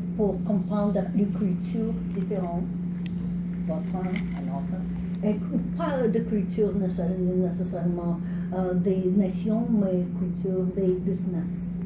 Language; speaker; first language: French; non-native, learner; English